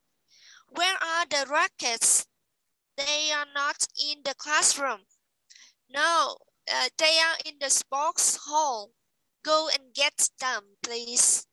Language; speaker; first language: English; non-native, fluent; Vietnamese